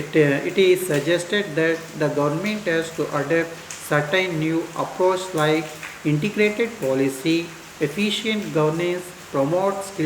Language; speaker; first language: English; non-native, local second language; Kannada